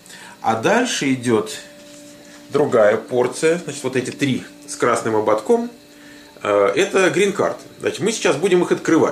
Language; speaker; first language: Russian; native; Russian